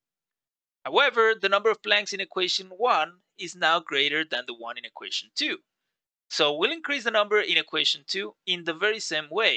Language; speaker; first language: English; non-native, fluent; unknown